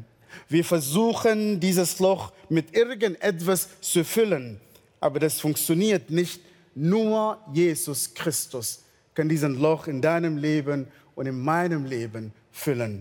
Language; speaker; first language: German; non-native, fluent; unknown